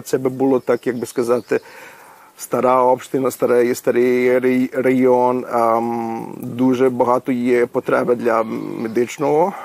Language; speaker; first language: Ukrainian; early bilingual, heritage; Ukrainian